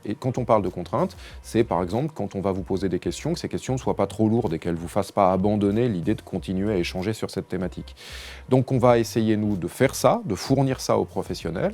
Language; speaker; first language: French; native; French